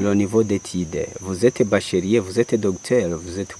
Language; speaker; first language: French; non-native, local second language; Rundi